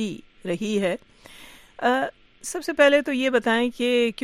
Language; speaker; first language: Urdu; native; Urdu